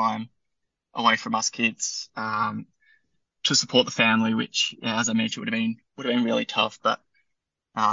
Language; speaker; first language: English; native; English